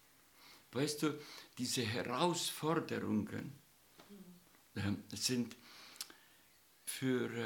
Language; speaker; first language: German; non-native, fluent; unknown